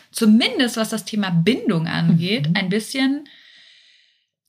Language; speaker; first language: German; native; German